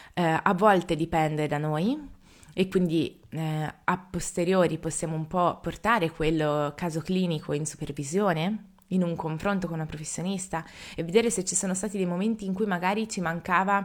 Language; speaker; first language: Italian; native; Italian